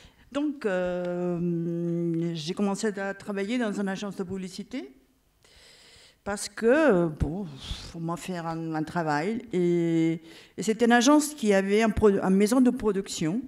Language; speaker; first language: French; non-native, fluent; Catalan